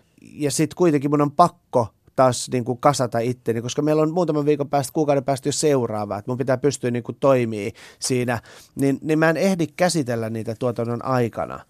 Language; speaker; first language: Finnish; early bilingual, other home language; Persian